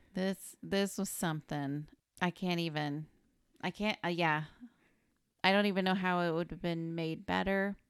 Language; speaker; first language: English; native; English